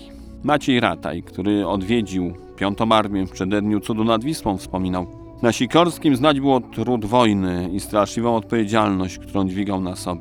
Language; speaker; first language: Polish; native; Polish